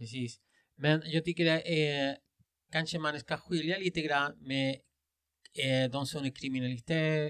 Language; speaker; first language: Swedish; non-native, fluent; Spanish